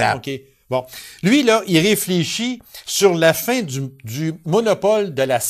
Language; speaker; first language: French; native; French